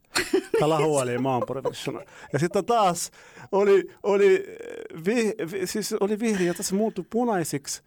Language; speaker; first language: Finnish; non-native, fluent; Arabic